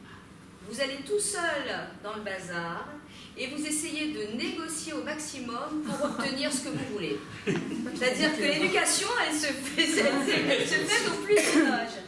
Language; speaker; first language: French; native; French